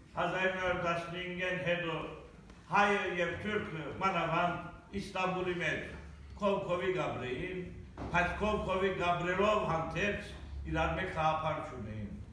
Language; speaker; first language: Armenian; early bilingual, heritage; Armenian